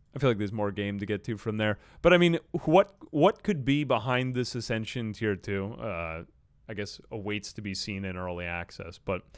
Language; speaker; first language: English; native; English